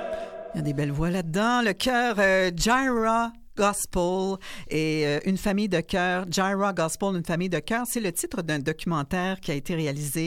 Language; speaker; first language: French; native; French